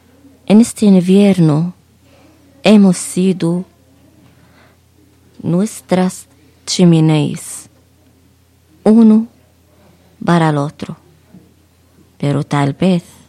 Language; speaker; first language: Spanish; non-native, fluent; Arabic